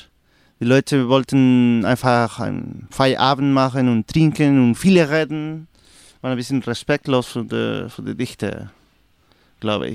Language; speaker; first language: German; non-native, learner; Spanish